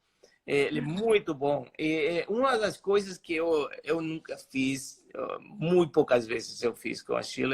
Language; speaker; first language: Portuguese; non-native, fluent; Spanish